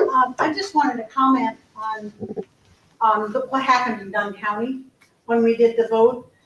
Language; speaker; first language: English; native; English